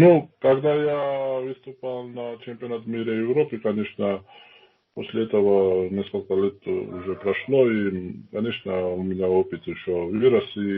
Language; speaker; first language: Russian; non-native, fluent; Georgian